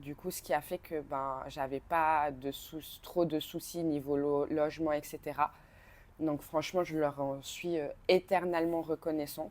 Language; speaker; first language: French; native; French